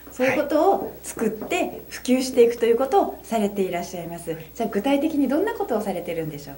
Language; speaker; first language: Japanese; native; Japanese